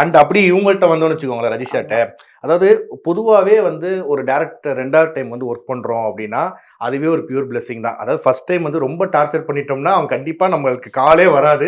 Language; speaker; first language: Tamil; native; Tamil